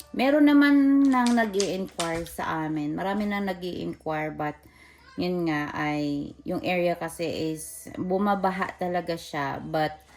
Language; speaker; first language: Filipino; non-native, local second language; Cebuano